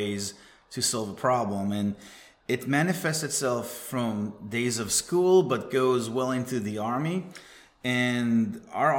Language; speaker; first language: English; non-native, fluent; Hebrew